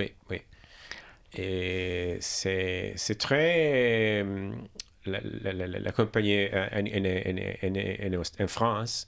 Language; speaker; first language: French; non-native, learner; English